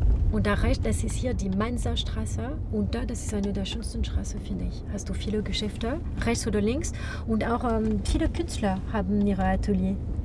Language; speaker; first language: German; non-native, fluent; French